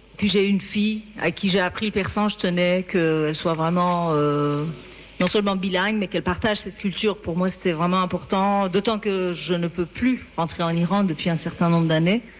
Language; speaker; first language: French; non-native, fluent; Persian